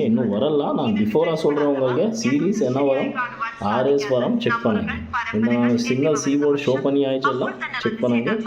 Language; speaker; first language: Tamil; non-native, learner; Kannada